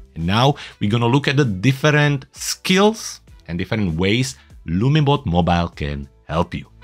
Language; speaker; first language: English; non-native, fluent; Czech